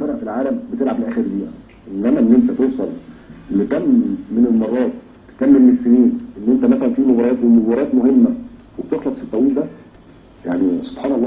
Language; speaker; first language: Arabic; native; Arabic